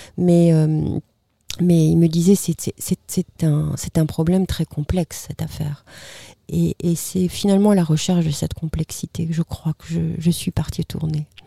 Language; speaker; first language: French; native; French